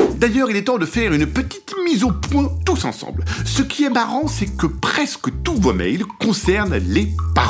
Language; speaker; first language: French; native; French